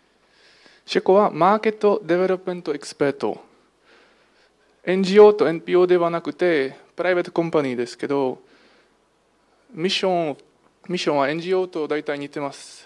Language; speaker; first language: Japanese; non-native, fluent; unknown